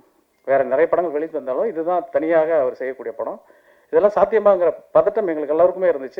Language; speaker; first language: Tamil; native; Tamil